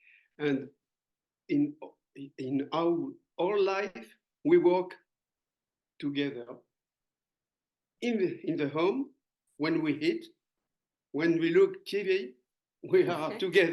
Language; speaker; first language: English; non-native, learner; French